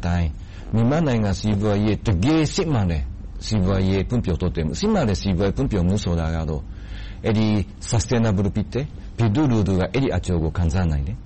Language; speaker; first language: Burmese; non-native, fluent; Japanese